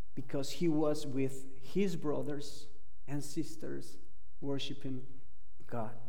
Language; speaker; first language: English; non-native, fluent; Spanish